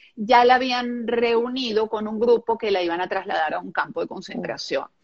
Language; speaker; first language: Spanish; non-native, local second language; German